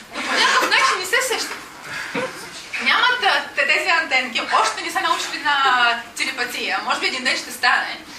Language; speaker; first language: Bulgarian; non-native, fluent; Russian